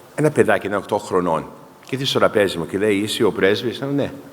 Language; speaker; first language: Greek; early bilingual, heritage; Greek